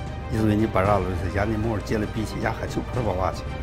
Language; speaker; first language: Russian; non-native, learner; Chinese